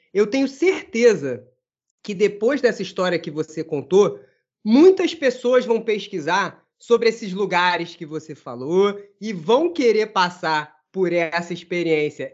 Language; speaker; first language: Portuguese; native; Portuguese